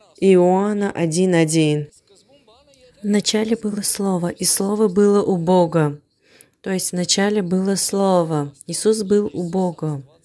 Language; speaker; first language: Russian; non-native, fluent; Armenian